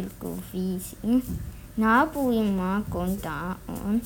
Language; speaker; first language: Finnish; non-native, learner; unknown